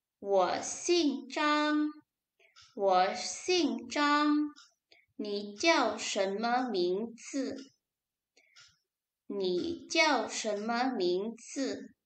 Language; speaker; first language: Chinese; non-native, fluent; Indonesian